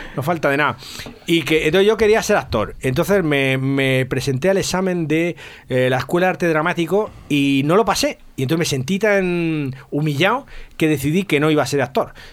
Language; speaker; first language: Spanish; native; Spanish